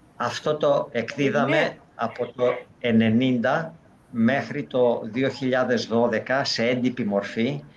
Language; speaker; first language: Greek; native; Greek